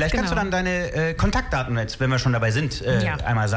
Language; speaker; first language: German; native; German